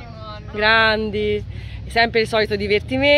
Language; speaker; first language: Italian; native; Italian